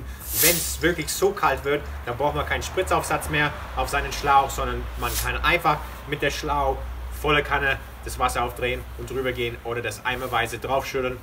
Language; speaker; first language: German; non-native, fluent; English